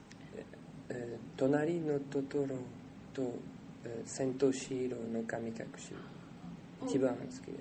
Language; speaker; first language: Japanese; non-native, learner; French